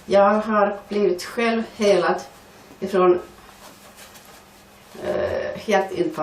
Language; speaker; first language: Swedish; non-native, fluent; Finnish